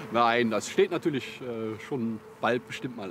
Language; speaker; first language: German; native; German